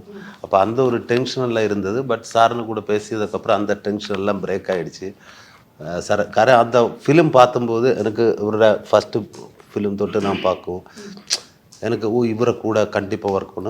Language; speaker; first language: Tamil; non-native, learner; Malayalam